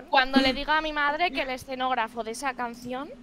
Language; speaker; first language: Spanish; native; Spanish